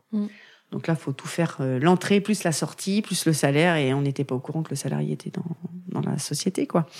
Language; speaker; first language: French; native; French